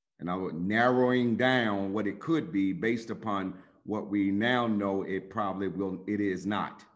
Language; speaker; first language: English; native; English